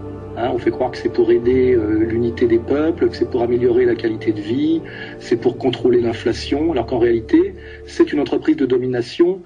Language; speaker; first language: French; native; French